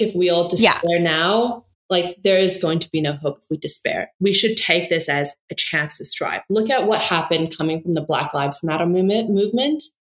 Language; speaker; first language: English; native; English